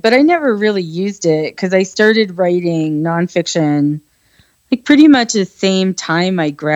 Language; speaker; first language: English; native; English